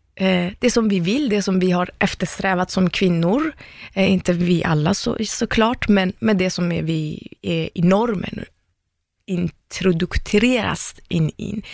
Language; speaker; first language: Swedish; early bilingual, other home language; Persian